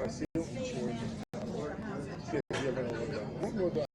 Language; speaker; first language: Russian; native; Russian